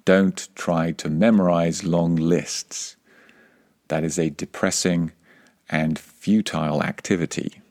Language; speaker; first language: English; native; English